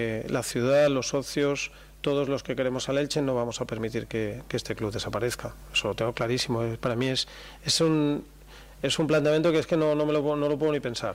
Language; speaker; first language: Spanish; native; Spanish